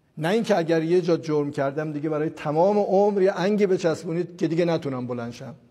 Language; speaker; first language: Persian; non-native, local second language; Azerbaijani